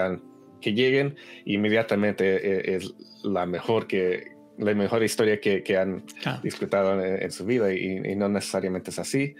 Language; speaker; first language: Spanish; early bilingual, heritage; Spanish